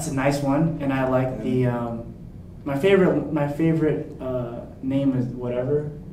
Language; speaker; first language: English; native; English